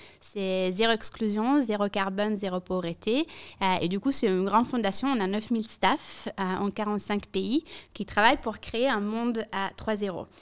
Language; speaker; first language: French; non-native, fluent; Italian